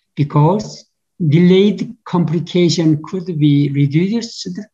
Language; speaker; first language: English; non-native, fluent; Korean